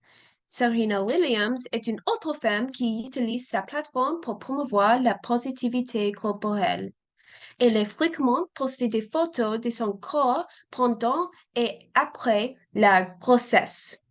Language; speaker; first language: French; non-native, learner; English